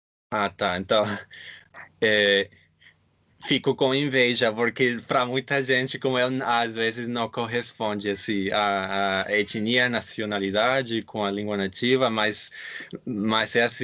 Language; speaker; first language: Portuguese; non-native, fluent; English